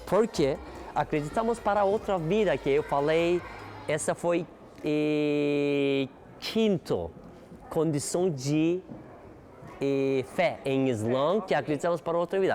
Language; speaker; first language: Portuguese; non-native, learner; Turkish